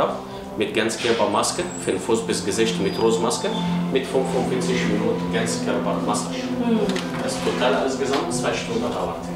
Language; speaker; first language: German; non-native, learner; Arabic